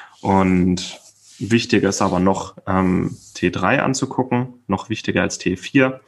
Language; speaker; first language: German; native; German